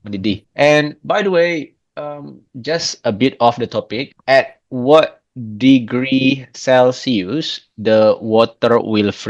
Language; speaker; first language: English; non-native, fluent; Indonesian